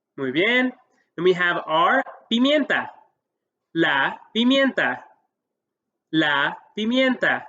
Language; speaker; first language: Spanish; early bilingual, heritage; Spanish